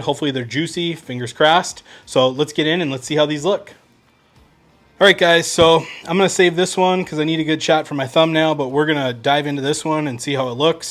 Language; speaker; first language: English; native; English